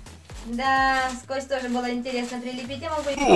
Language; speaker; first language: Russian; native; Russian